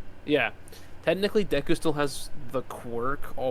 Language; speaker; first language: English; native; English